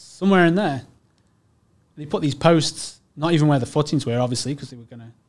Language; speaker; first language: English; native; English